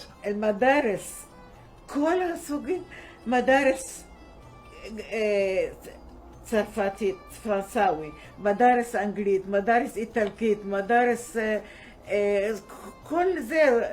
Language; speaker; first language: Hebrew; non-native, fluent; Arabic